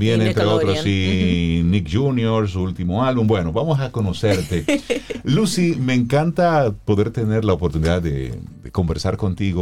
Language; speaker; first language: Spanish; native; Spanish